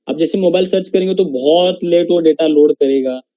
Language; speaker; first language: Hindi; non-native, local second language; Marathi